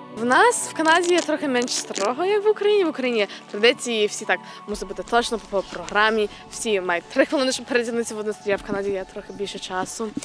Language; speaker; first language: Ukrainian; early bilingual, heritage; English